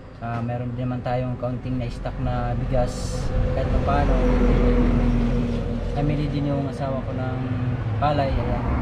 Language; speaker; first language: Filipino; non-native, local second language; Cebuano